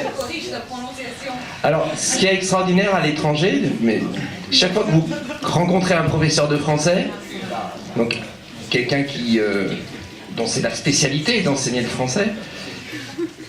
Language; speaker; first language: French; native; French